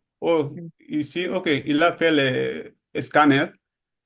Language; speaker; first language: French; non-native, learner; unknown